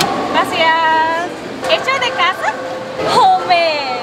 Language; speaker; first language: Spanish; non-native, learner; English